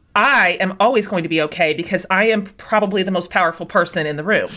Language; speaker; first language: English; native; English